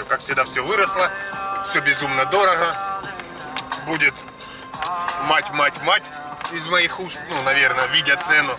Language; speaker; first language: Russian; native; Russian